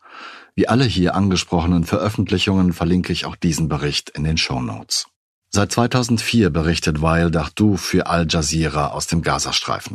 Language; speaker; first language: German; native; German